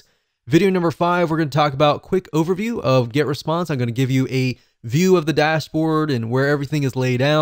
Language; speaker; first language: English; native; English